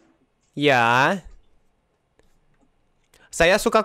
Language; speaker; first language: Indonesian; non-native, learner; Russian